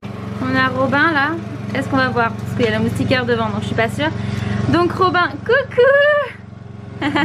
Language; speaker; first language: French; native; French